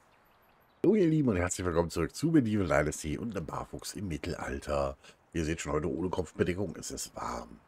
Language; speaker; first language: German; native; German